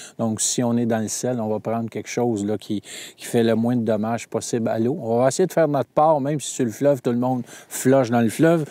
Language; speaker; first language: French; native; French